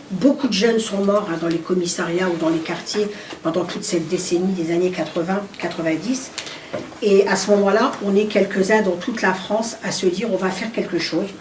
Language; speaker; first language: French; early bilingual, other home language; Arabic